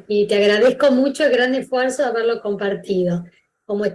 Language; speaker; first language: Spanish; native; Spanish